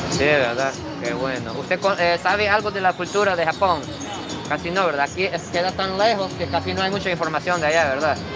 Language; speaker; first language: Spanish; non-native, fluent; Japanese